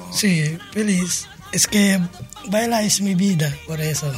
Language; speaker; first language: Spanish; non-native, learner; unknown